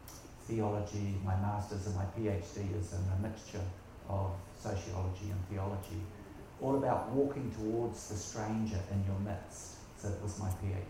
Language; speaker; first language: English; native; English